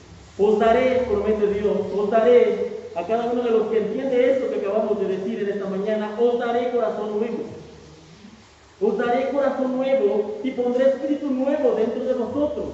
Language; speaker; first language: Spanish; native; Spanish